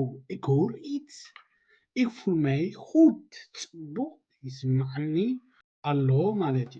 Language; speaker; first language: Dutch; non-native, learner; Tigrinya